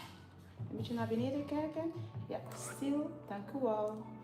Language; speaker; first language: Dutch; non-native, fluent; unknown